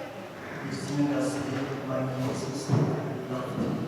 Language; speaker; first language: German; non-native, learner; Indonesian